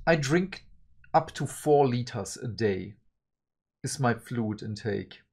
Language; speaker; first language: English; early bilingual, other home language; Turkish